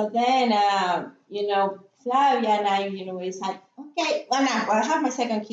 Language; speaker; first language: English; non-native, fluent; Spanish